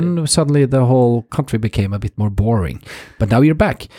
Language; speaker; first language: English; non-native, fluent; Norwegian